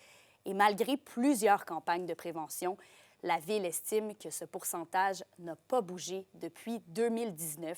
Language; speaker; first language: French; native; French